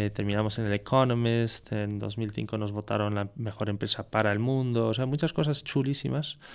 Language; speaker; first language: Spanish; non-native, fluent; French